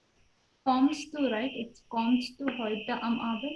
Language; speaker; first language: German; non-native, learner; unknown